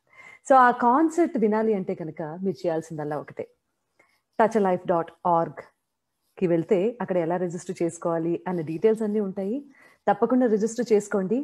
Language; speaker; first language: Telugu; native; Telugu